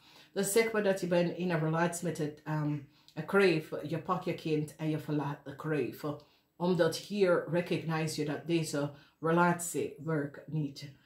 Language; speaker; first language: Dutch; non-native, learner; English